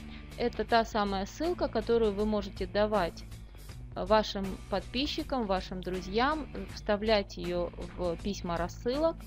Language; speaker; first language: Russian; native; Russian